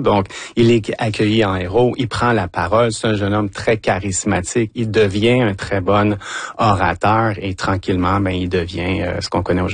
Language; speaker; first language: French; native; French